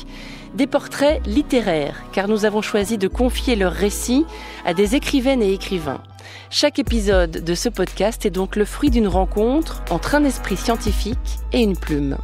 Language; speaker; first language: French; native; French